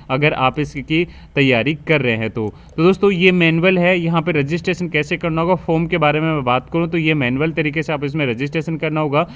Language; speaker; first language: Hindi; native; Hindi